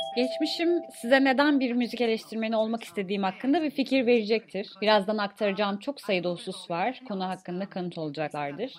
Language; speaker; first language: Turkish; native; Turkish